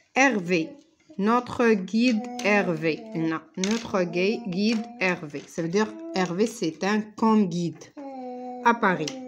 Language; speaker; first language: French; non-native, local second language; Arabic